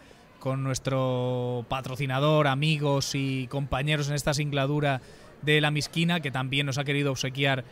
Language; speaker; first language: Spanish; native; Spanish